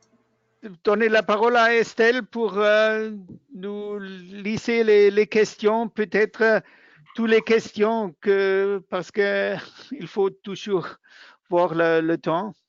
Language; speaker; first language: French; non-native, learner; German